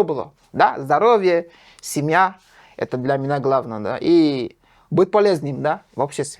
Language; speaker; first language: Russian; non-native, fluent; French